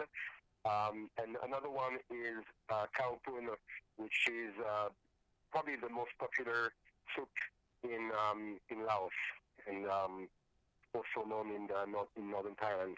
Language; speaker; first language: English; non-native, fluent; French